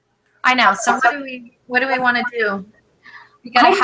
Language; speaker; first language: English; native; English